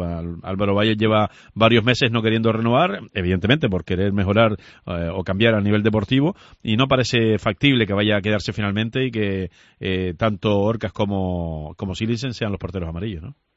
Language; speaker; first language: Spanish; native; Spanish